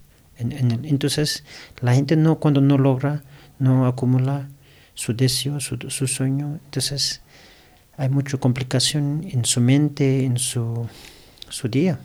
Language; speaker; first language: Spanish; non-native, learner; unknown